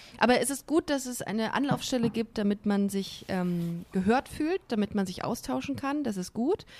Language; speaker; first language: German; native; German